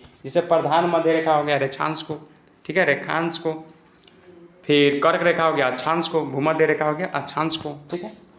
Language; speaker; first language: Hindi; native; Hindi